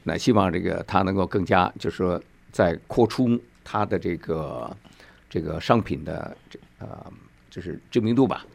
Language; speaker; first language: Chinese; native; Chinese